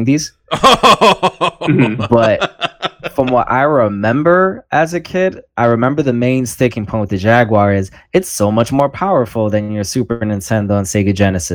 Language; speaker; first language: English; native; English